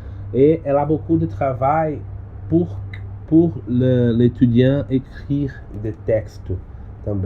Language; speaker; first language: French; non-native, learner; Portuguese